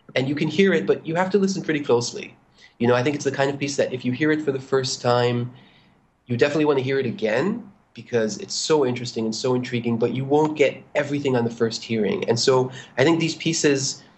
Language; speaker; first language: English; non-native, fluent; Hebrew